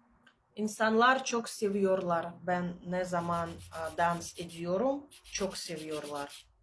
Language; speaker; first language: Turkish; non-native, learner; Russian